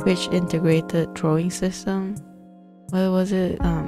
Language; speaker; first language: English; native; English